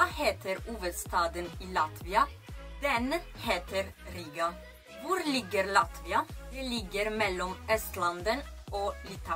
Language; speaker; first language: Norwegian; non-native, fluent; Italian